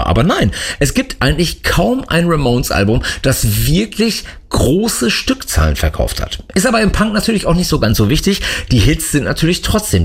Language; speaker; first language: German; native; German